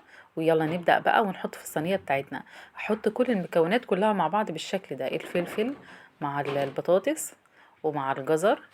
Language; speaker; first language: Arabic; native; Arabic